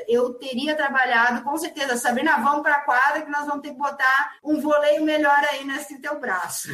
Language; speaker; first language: Portuguese; native; Portuguese